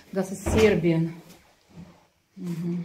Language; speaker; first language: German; non-native, learner; Russian